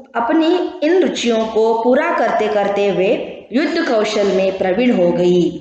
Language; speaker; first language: Hindi; non-native, local second language; Kannada